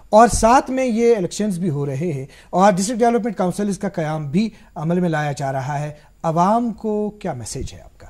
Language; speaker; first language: Hindi; non-native, local second language; Kashmiri